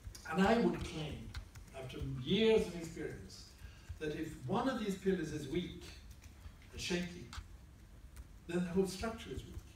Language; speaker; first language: English; non-native, fluent; Swedish